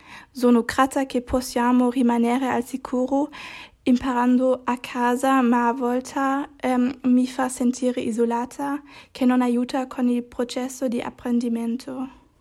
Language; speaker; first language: Italian; non-native, learner; German